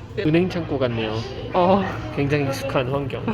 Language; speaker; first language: Korean; native; Korean